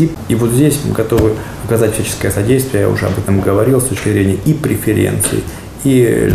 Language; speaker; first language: Russian; native; Russian